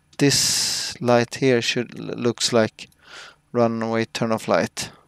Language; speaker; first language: English; non-native, fluent; Swedish